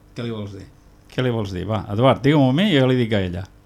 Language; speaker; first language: Catalan; native; Catalan